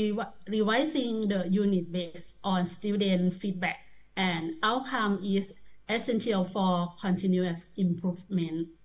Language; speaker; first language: English; non-native, learner; Thai